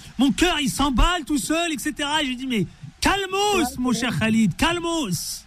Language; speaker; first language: French; native; French